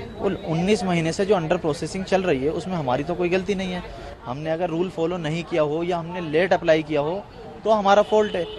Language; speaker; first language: Hindi; native; Hindi